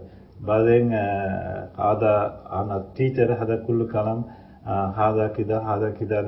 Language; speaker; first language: Arabic; non-native, learner; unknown